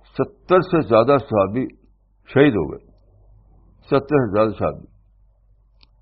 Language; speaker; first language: Urdu; native; Urdu